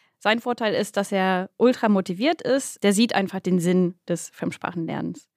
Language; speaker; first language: German; non-native, fluent; English